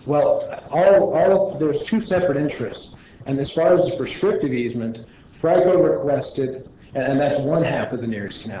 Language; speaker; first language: English; native; English